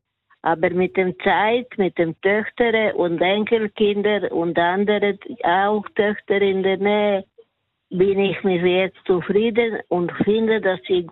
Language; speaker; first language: German; non-native, learner; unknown